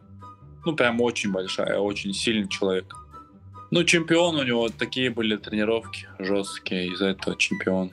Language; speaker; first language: Russian; non-native, local second language; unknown